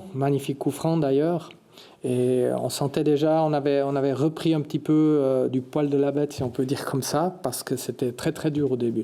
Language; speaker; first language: French; native; French